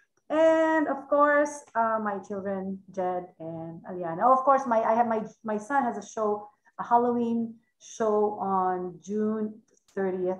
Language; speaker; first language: English; non-native, local second language; Filipino